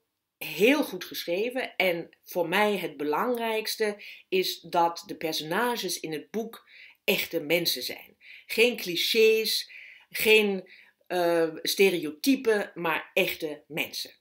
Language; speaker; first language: Dutch; non-native, fluent; German